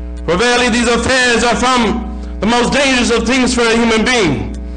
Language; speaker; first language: English; native; English